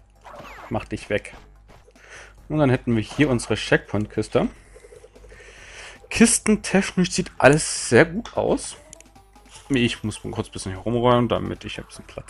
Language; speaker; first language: German; native; German